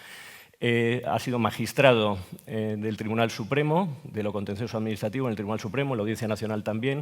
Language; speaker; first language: Spanish; native; Spanish